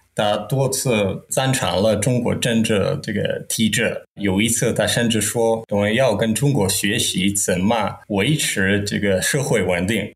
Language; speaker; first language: Chinese; non-native, fluent; Czech